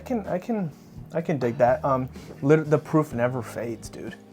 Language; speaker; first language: English; native; English